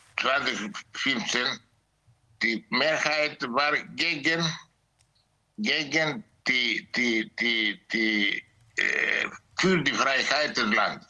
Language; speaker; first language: German; non-native, learner; Greek